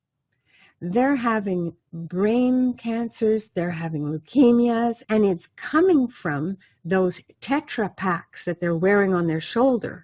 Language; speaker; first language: English; native; English